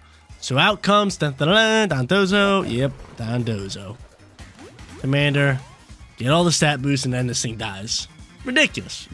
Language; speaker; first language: English; native; English